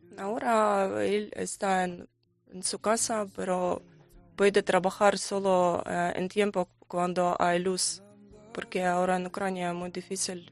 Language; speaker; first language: Spanish; non-native, learner; Ukrainian